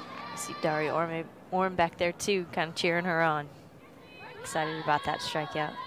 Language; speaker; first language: English; native; English